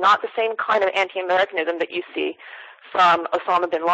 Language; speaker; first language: English; native; English